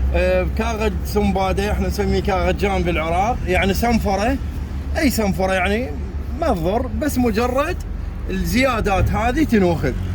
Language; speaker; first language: Arabic; native; Arabic